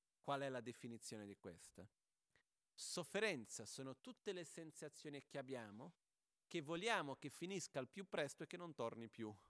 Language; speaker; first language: Italian; non-native, fluent; Portuguese